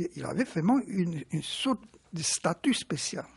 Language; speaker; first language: French; non-native, fluent; Romanian